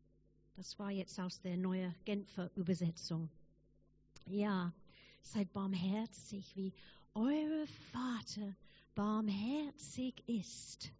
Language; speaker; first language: German; non-native, fluent; English